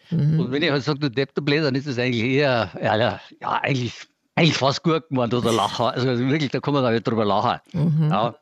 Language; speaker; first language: German; native; German